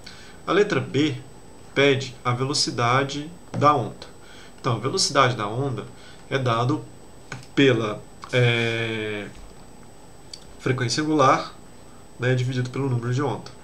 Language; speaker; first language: Portuguese; native; Portuguese